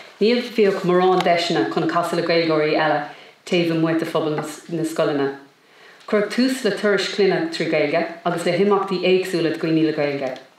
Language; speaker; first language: Irish; non-native, local second language; English